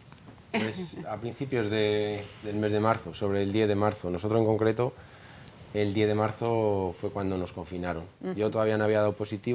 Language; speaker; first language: Spanish; native; Spanish